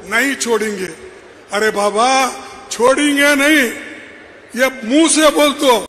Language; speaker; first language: Hindi; non-native, local second language; Kannada